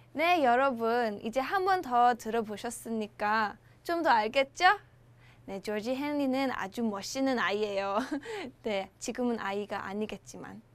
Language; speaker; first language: Korean; early bilingual, heritage; Korean